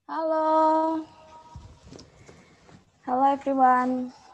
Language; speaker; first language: English; non-native, fluent; Indonesian